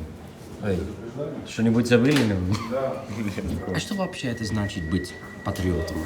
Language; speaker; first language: Russian; non-native, fluent; Dutch